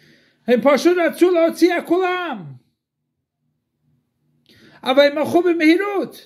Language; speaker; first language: Hebrew; non-native, fluent; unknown